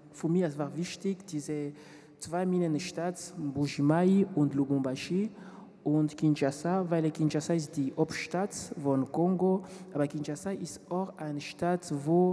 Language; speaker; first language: German; non-native, learner; French